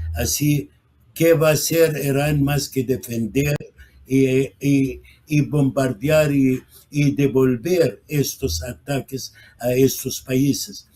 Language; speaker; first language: Spanish; non-native, fluent; Arabic